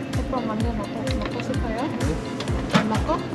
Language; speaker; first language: Korean; non-native, learner; Vietnamese